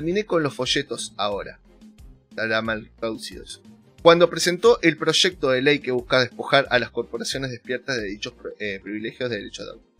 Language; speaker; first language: Spanish; native; Spanish